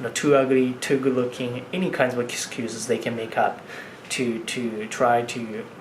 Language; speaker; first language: English; non-native, fluent; Japanese